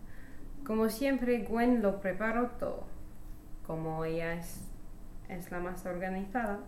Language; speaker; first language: Spanish; non-native, learner; English